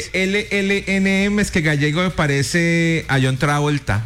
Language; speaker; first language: Spanish; native; Spanish